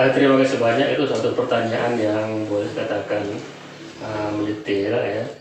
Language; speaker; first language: Indonesian; non-native, local second language; Javanese